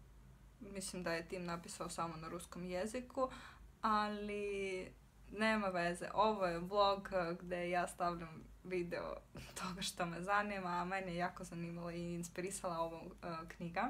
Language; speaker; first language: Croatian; non-native, fluent; Russian